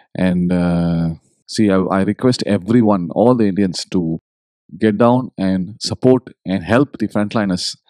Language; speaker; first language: English; non-native, local second language; Tamil